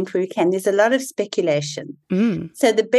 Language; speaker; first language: English; native; English